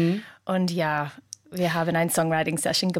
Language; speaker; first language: German; non-native, learner; English